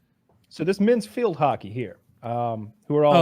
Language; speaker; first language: English; native; English